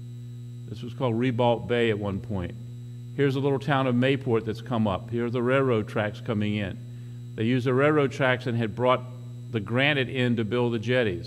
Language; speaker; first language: English; native; English